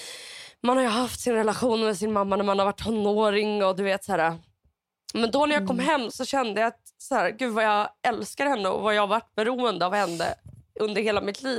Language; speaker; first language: Swedish; native; Swedish